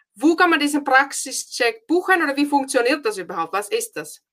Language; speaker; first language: German; non-native, fluent; Finnish